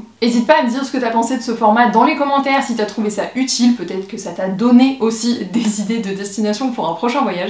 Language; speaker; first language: French; native; French